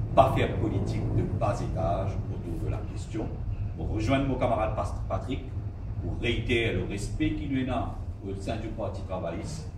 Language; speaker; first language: French; non-native, local second language; Morisyen